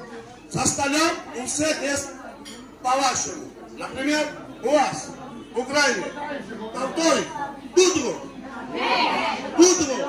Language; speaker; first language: Russian; non-native, learner; Georgian